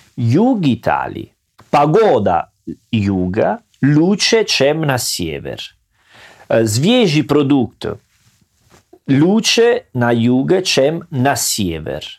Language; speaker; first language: Russian; non-native, learner; Italian